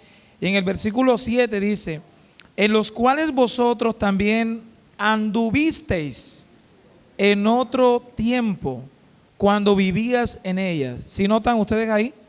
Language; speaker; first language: Spanish; native; Spanish